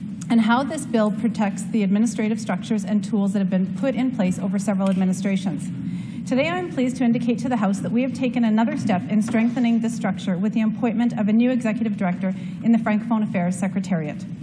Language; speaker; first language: English; native; English